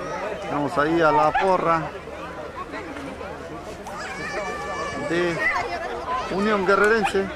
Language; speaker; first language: Spanish; native; Spanish